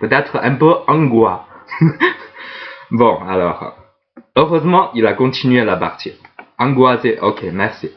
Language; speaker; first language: French; non-native, fluent; Chinese